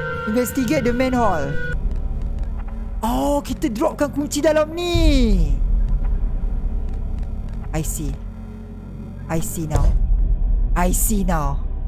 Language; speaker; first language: English; non-native, local second language; Malay